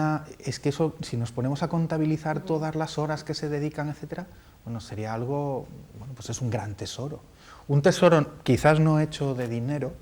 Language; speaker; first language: Spanish; native; Spanish